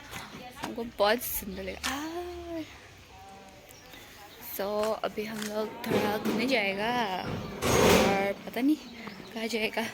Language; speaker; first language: Hindi; non-native, local second language; Assamese